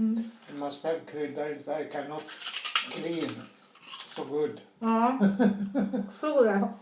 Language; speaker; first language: English; non-native, learner; Thai